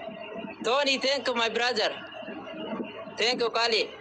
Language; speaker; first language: English; non-native, learner; Oromo